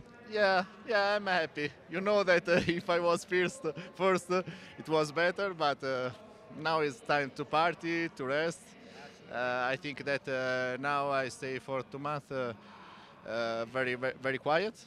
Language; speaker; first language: English; non-native, fluent; Italian